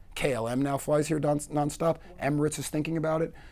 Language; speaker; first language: English; native; English